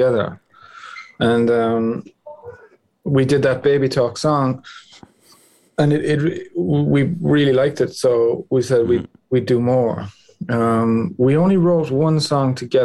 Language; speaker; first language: English; native; English